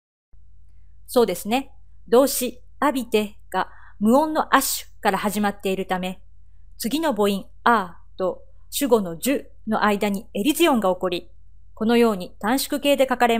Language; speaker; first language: Japanese; native; Japanese